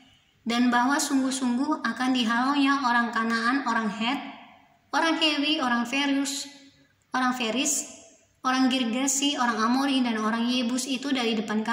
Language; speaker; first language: Indonesian; native; Indonesian